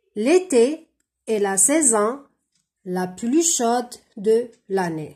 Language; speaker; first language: French; non-native, local second language; Arabic